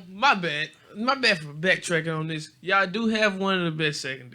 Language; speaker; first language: English; native; English